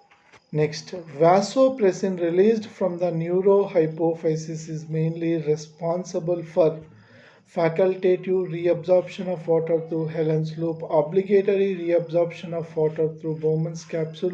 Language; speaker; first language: English; non-native, local second language; Telugu